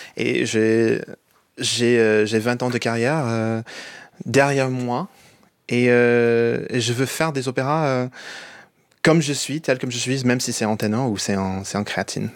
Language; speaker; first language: French; non-native, fluent; English